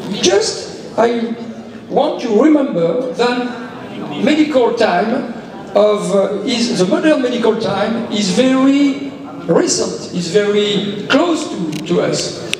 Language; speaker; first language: English; non-native, learner; French